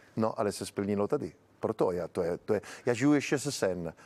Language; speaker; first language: Czech; non-native, learner; Italian